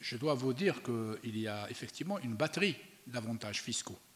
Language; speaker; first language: French; non-native, local second language; Arabic